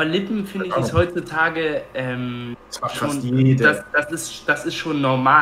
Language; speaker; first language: German; native; German